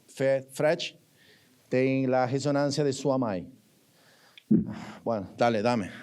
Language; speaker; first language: Portuguese; non-native, learner; Spanish